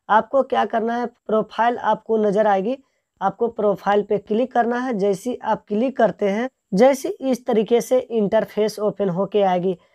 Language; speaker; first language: Hindi; native; Hindi